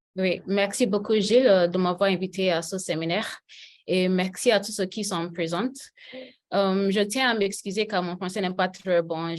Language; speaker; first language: French; non-native, learner; Yoruba